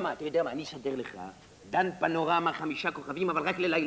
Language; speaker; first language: Hebrew; native; Hebrew